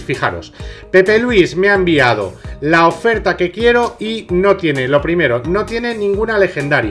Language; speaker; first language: Spanish; native; Spanish